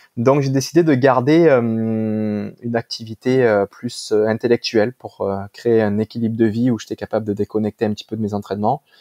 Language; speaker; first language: French; native; French